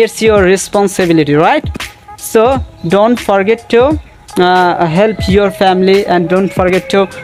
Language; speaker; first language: English; non-native, learner; Bangla